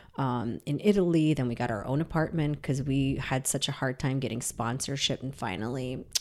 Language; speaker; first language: English; early bilingual, other home language; Russian